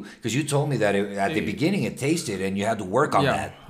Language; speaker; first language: English; non-native, fluent; Spanish